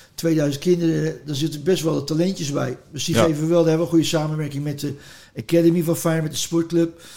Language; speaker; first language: Dutch; native; Dutch